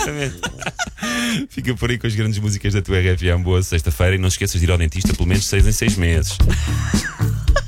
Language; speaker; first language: Portuguese; native; Portuguese